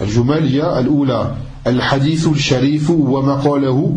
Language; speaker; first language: Arabic; non-native, fluent; French